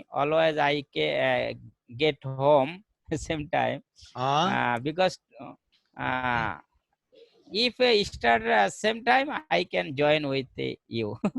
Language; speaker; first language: English; non-native, learner; Bangla